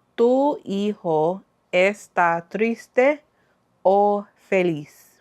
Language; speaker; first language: Spanish; non-native, learner; English